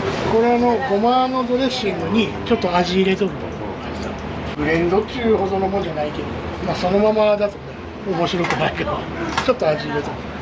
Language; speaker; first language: Japanese; native; Japanese